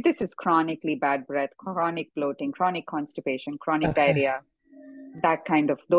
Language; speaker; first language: English; non-native, local second language; Tamil